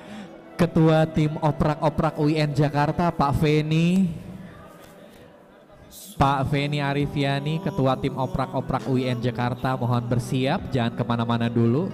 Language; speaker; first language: Indonesian; native; Indonesian